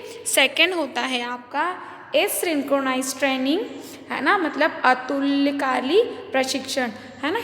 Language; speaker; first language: Hindi; native; Hindi